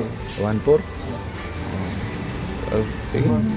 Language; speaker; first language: Filipino; non-native, local second language; Bikol